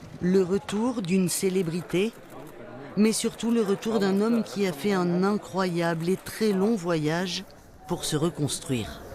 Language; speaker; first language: French; native; French